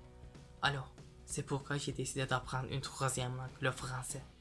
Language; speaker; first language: French; non-native, learner; Turkish